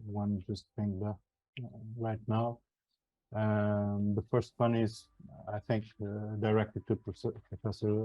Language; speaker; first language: English; non-native, fluent; Portuguese